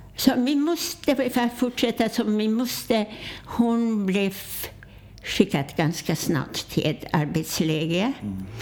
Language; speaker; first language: Swedish; non-native, fluent; Polish